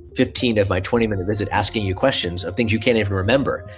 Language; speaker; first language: English; native; English